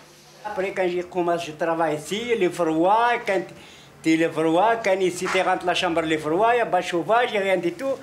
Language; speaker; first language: French; non-native, learner; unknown